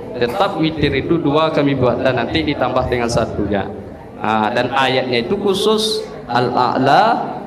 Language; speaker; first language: Malay; non-native, local second language; Minangkabau